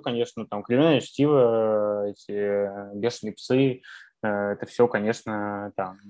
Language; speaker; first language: Russian; native; Russian